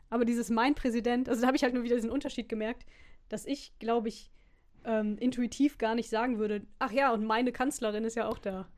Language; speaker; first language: German; native; German